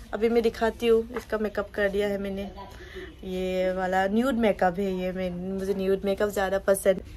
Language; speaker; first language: Hindi; non-native, local second language; Assamese